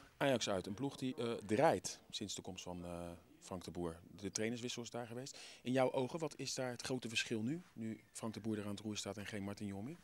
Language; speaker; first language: Dutch; native; Dutch